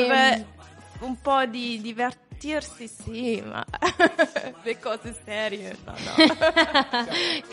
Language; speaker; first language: Italian; non-native, fluent; German